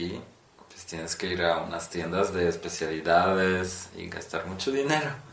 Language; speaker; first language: Spanish; non-native, fluent; Polish